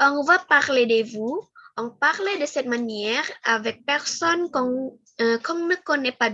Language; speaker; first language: French; non-native, fluent; Indonesian